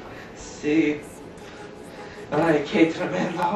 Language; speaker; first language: Spanish; non-native, learner; English